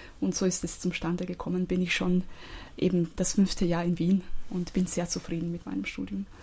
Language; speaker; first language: German; non-native, fluent; Croatian